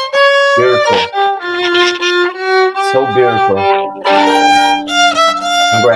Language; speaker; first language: English; non-native, learner; Portuguese